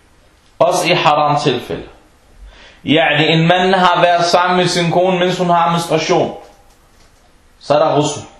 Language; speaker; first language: Danish; non-native, fluent; Arabic